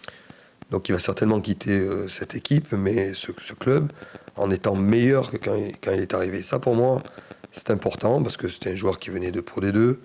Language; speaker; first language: French; native; French